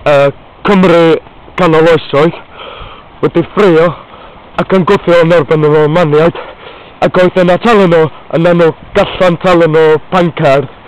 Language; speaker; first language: Welsh; non-native, learner; English